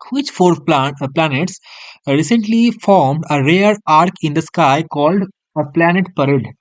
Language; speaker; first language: English; non-native, local second language; Bangla